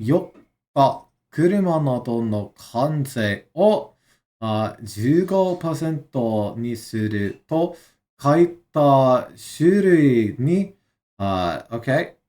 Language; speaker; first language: Japanese; non-native, learner; English